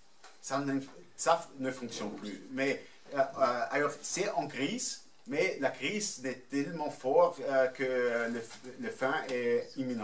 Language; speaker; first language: French; non-native, fluent; German